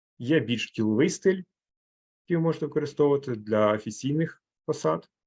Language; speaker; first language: Ukrainian; native; Ukrainian